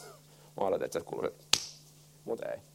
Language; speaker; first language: Finnish; native; Finnish